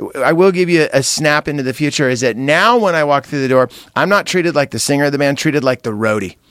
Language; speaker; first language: English; native; English